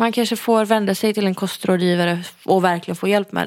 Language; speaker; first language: Swedish; native; Swedish